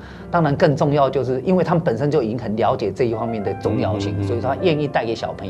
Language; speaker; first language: Chinese; native; Chinese